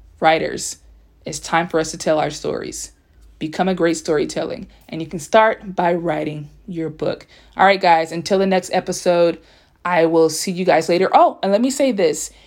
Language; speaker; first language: English; native; English